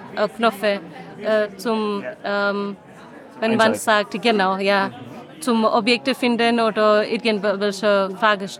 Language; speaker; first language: German; non-native, learner; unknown